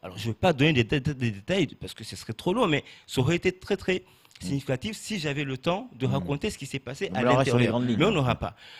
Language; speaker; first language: French; native; French